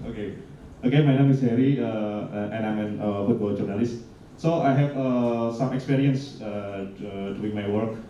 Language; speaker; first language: English; non-native, learner; Indonesian